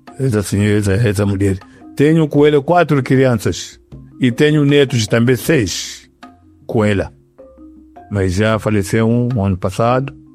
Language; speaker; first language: Portuguese; non-native, local second language; Yao